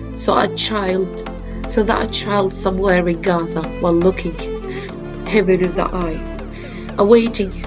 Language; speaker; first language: English; non-native, fluent; Arabic